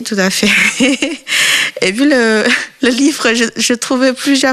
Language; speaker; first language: French; non-native, learner; Chinese